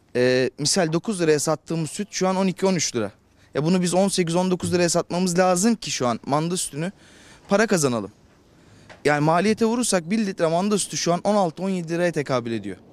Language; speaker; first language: Turkish; native; Turkish